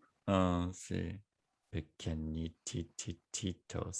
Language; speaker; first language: Spanish; non-native, fluent; English